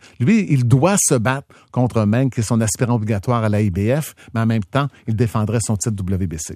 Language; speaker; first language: French; native; French